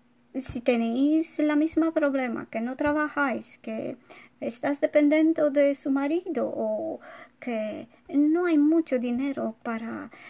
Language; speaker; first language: Spanish; non-native, fluent; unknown